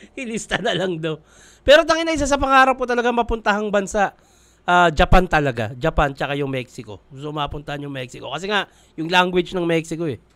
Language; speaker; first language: Filipino; native; Filipino